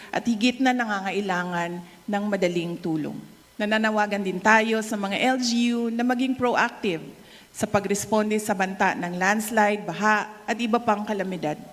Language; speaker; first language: Filipino; non-native, local second language; Cebuano